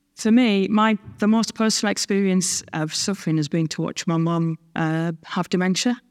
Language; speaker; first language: English; native; English